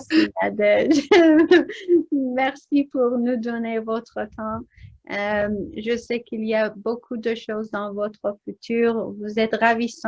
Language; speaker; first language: French; non-native, learner; English